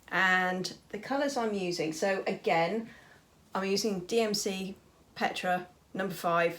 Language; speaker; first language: English; native; English